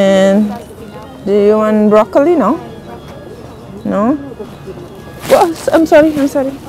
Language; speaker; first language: English; non-native, learner; Indonesian